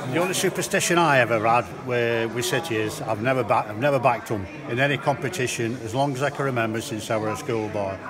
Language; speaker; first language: English; native; English